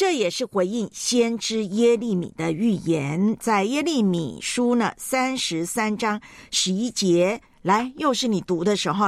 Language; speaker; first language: Chinese; native; Chinese